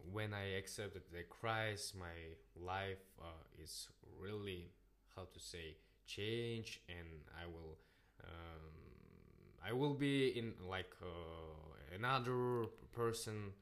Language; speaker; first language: English; non-native, learner; Russian